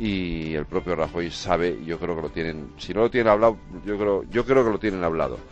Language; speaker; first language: Spanish; native; Spanish